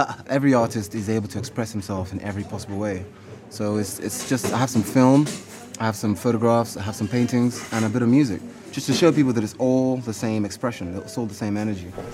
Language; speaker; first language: English; non-native, local second language; Yoruba